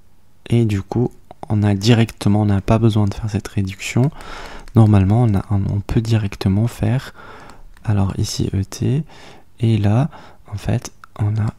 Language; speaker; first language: French; native; French